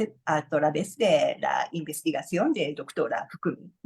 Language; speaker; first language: Spanish; non-native, learner; Japanese